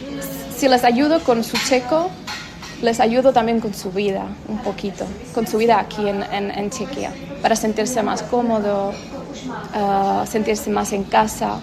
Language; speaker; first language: Spanish; non-native, fluent; Czech